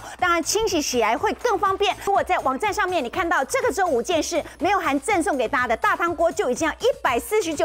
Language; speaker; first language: Chinese; native; Chinese